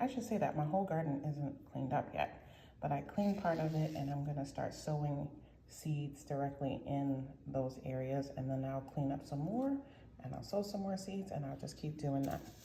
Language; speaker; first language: English; native; English